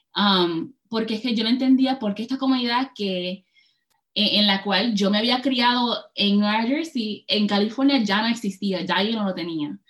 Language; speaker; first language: Spanish; early bilingual, heritage; Spanish